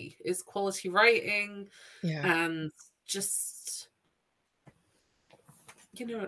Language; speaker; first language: English; native; English